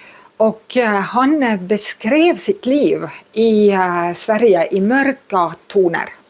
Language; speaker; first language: Swedish; non-native, fluent; Estonian